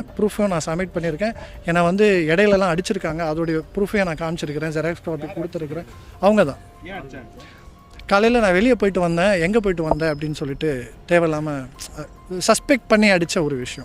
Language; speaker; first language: Tamil; native; Tamil